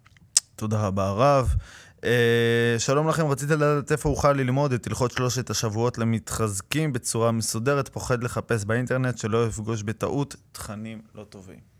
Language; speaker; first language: Hebrew; native; Hebrew